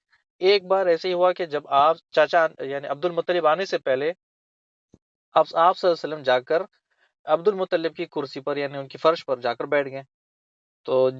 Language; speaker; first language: Urdu; native; Urdu